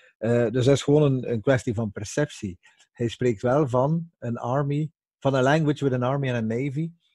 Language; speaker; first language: Dutch; native; Dutch